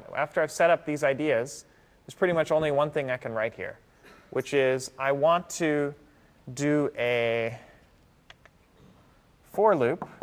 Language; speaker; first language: English; native; English